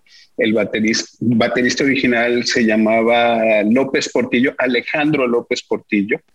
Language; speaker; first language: Spanish; native; Spanish